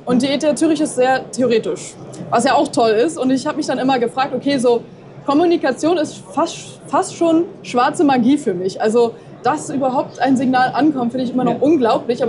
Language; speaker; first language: German; native; German